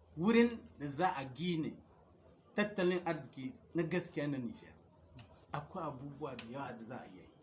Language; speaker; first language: Hausa; non-native, local second language; Fula